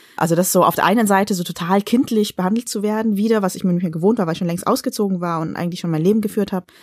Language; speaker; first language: German; early bilingual, other home language; Vietnamese